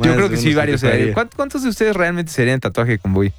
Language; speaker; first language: Spanish; native; Spanish